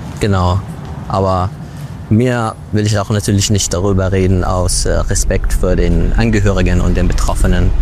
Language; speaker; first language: German; non-native, fluent; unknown